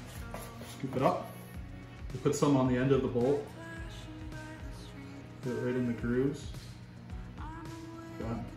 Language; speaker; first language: English; native; English